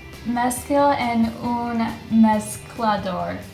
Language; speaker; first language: Spanish; non-native, learner; English